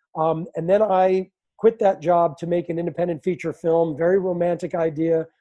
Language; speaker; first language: English; native; English